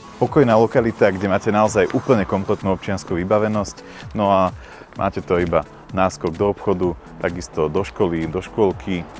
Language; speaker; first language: Slovak; native; Slovak